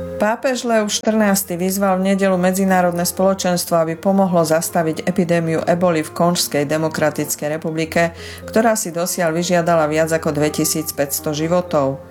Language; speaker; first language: Slovak; early bilingual, heritage; Slovak